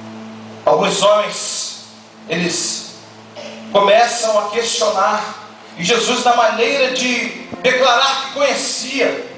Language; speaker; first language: Portuguese; native; Portuguese